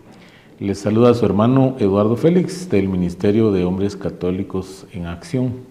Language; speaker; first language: Spanish; native; Spanish